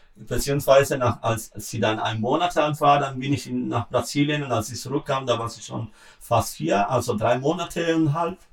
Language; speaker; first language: German; non-native, learner; Spanish